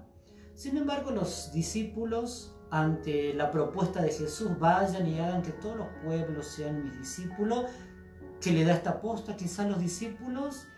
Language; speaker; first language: Spanish; native; Spanish